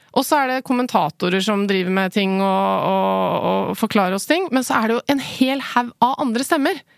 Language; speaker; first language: Norwegian; early bilingual, other home language; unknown